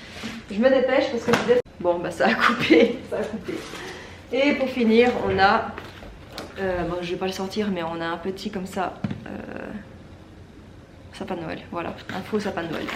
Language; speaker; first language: French; native; French